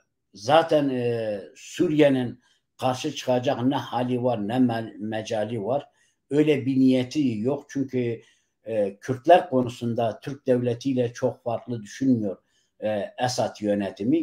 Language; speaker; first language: Turkish; non-native, local second language; Kurdish